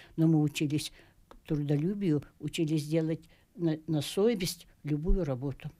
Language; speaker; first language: Russian; native; Russian